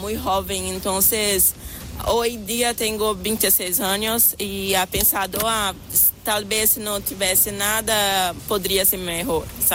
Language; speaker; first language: Spanish; non-native, fluent; Portuguese